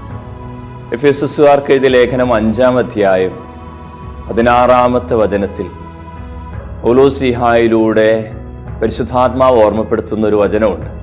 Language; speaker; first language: Malayalam; native; Malayalam